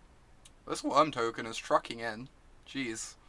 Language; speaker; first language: English; native; English